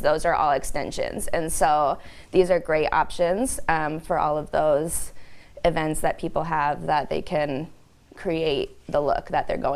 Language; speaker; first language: English; native; English